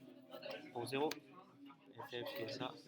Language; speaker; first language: French; native; French